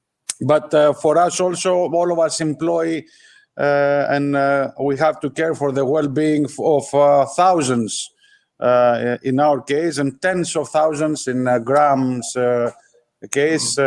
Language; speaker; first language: English; non-native, fluent; Greek